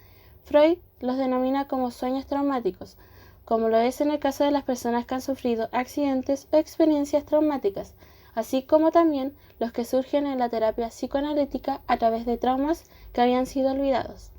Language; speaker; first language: Spanish; native; Spanish